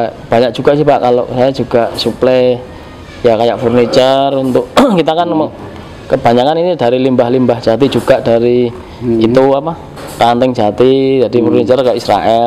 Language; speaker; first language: Indonesian; native; Indonesian